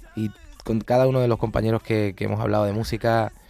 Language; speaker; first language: Spanish; native; Spanish